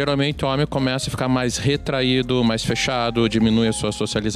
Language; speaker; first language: Portuguese; native; Portuguese